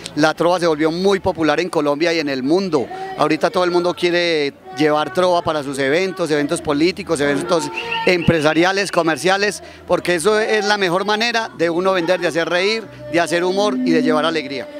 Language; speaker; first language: Spanish; native; Spanish